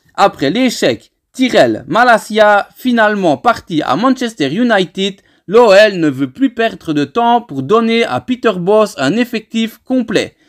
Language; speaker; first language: French; native; French